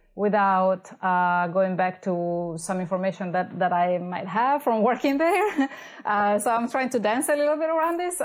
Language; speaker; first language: English; non-native, fluent; Italian